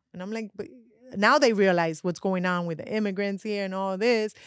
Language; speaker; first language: English; non-native, fluent; Spanish